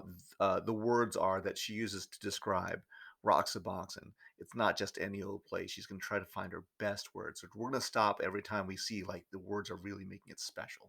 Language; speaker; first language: English; native; English